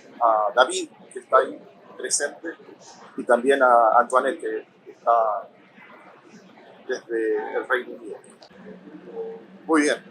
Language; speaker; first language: Spanish; native; Spanish